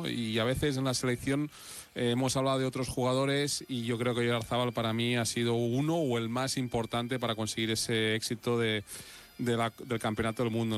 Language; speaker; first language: Spanish; native; Spanish